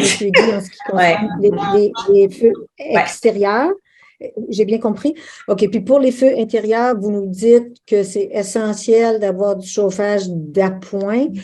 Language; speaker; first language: French; native; French